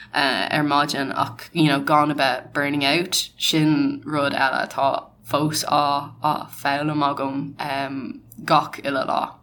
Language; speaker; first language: Irish; non-native, local second language; English